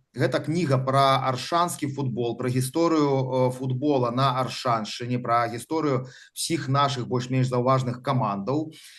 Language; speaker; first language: Belarusian; native; Belarusian